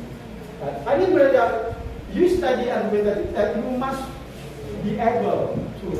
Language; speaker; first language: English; non-native, fluent; Indonesian